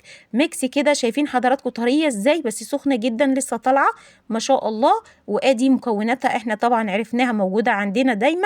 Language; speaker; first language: Arabic; native; Arabic